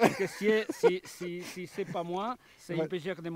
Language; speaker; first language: French; non-native, learner; Spanish